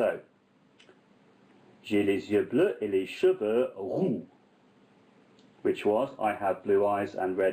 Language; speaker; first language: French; non-native, fluent; English